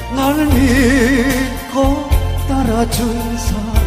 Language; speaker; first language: Korean; native; Korean